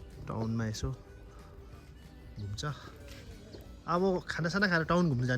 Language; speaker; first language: Nepali; non-native, local second language; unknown